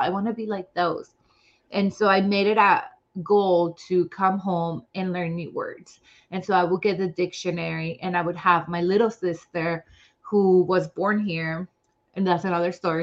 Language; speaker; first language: English; non-native, fluent; Spanish